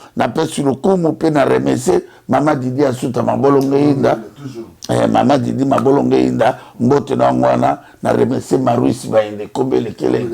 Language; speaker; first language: Lingala; native; Lingala